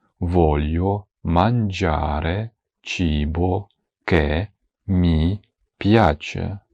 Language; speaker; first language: Italian; non-native, fluent; Ukrainian